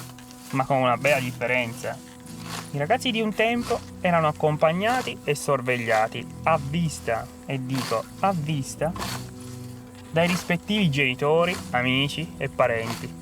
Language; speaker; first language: Italian; native; Italian